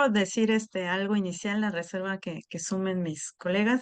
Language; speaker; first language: Spanish; native; Spanish